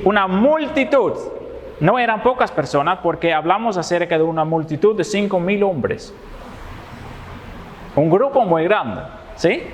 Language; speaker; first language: Spanish; non-native, fluent; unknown